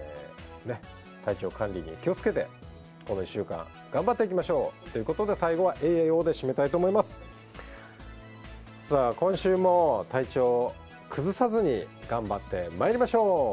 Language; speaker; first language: Japanese; native; Japanese